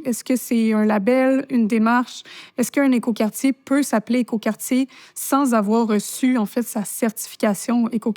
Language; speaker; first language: French; native; French